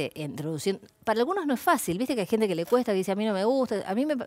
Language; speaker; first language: Spanish; native; Spanish